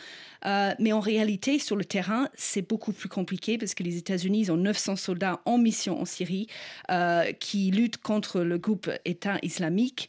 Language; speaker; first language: French; non-native, fluent; English